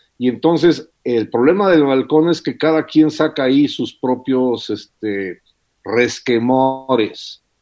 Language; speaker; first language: Spanish; early bilingual, heritage; English